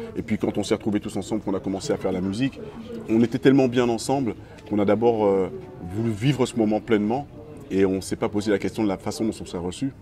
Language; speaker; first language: French; native; French